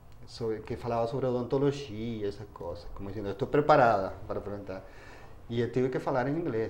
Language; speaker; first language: Portuguese; non-native, fluent; Spanish